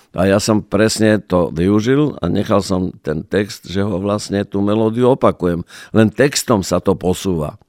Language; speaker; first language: Slovak; native; Slovak